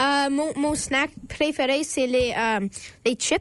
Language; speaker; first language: French; non-native, learner; English